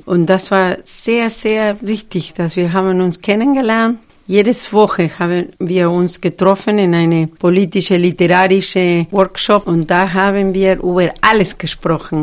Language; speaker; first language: German; non-native, fluent; Spanish